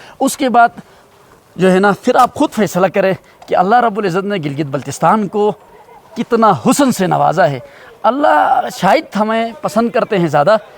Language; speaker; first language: Urdu; non-native, local second language; Shina